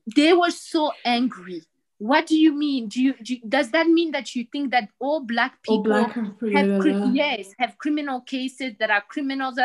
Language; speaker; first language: English; non-native, fluent; Rundi